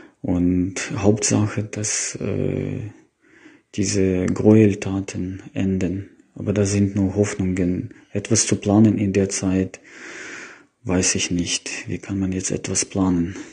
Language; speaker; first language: German; non-native, fluent; Ukrainian